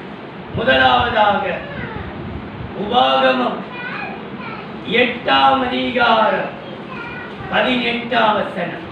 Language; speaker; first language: Tamil; native; Tamil